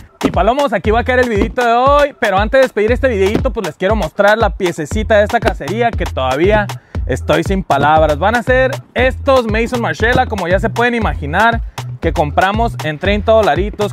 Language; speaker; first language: Spanish; native; Spanish